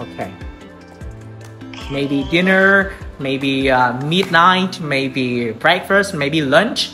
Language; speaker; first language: English; non-native, fluent; Vietnamese